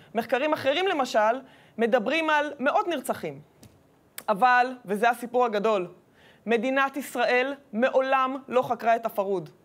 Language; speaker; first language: Hebrew; native; Hebrew